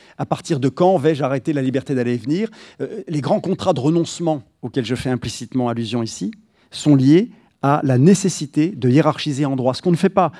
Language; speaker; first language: French; native; French